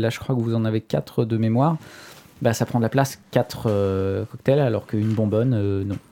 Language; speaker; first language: French; native; French